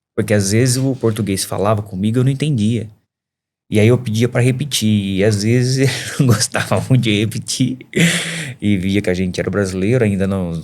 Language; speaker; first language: Portuguese; native; Portuguese